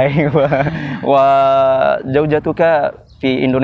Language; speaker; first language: Arabic; non-native, learner; Indonesian